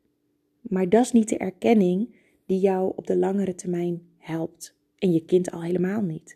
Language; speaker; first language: Dutch; native; Dutch